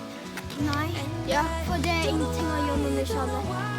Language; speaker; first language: Norwegian; early bilingual, other home language; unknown